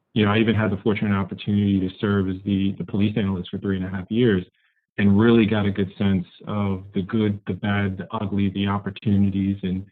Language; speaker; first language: English; native; English